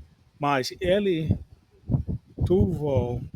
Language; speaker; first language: Portuguese; non-native, learner; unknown